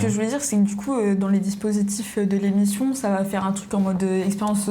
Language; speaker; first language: French; native; French